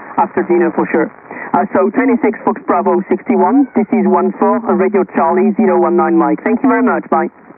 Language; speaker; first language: English; non-native, fluent; French